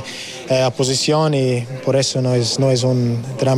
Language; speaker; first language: Spanish; non-native, learner; English